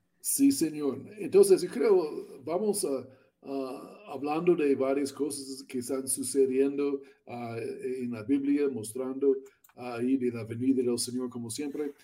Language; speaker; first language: Spanish; non-native, learner; English